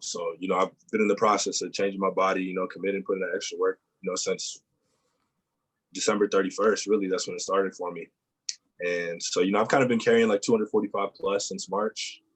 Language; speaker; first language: English; native; English